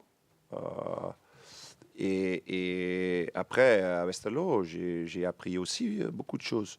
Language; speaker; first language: French; non-native, local second language; Dutch